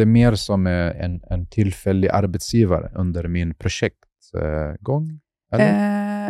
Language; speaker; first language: Swedish; non-native, fluent; Arabic